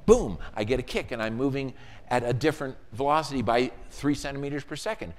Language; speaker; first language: English; native; English